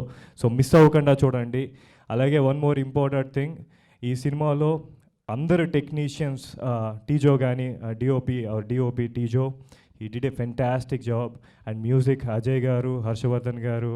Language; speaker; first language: Telugu; native; Telugu